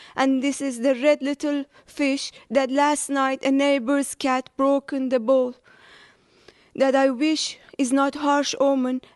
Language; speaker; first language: English; non-native, fluent; Persian